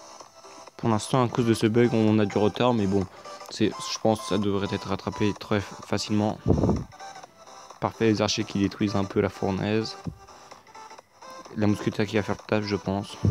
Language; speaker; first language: French; native; French